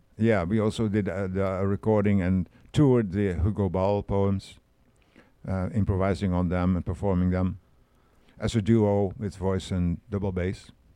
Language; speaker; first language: English; non-native, fluent; Dutch